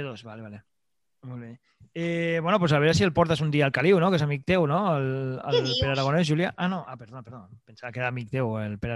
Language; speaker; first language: Catalan; native; Catalan